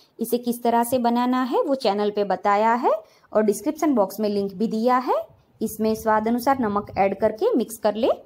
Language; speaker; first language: Hindi; non-native, local second language; Gujarati